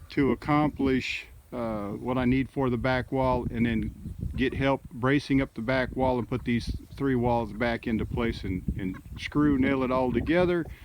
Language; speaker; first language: English; native; English